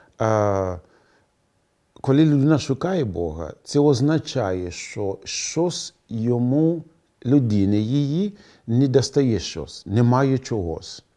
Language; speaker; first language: Ukrainian; non-native, fluent; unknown